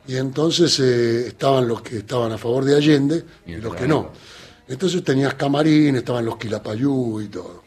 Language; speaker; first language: Spanish; native; Spanish